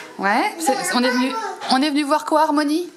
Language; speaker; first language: French; native; French